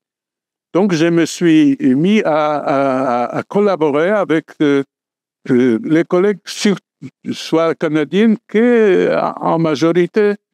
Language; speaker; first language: French; non-native, fluent; Polish